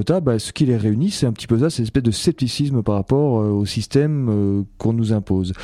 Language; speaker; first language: French; native; French